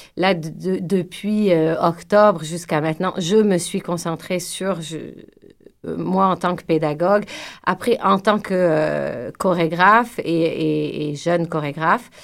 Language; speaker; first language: French; native; French